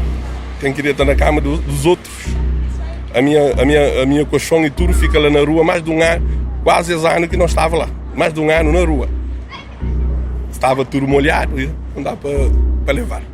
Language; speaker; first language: Portuguese; non-native, local second language; Kabuverdianu